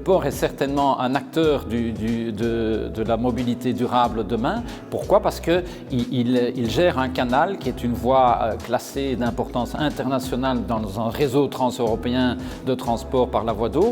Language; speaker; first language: French; native; French